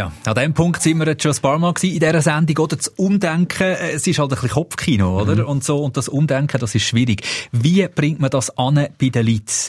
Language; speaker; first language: German; native; German